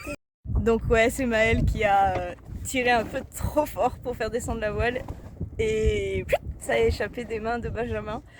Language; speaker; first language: French; native; French